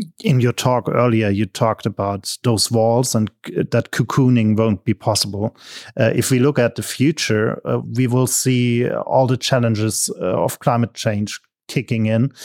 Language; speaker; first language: English; non-native, fluent; German